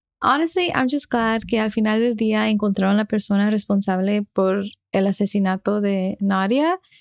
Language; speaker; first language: Spanish; early bilingual, heritage; Spanish